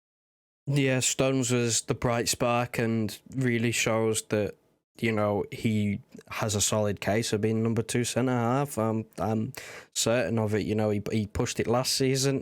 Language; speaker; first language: English; native; English